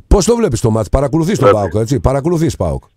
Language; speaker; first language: Greek; native; Greek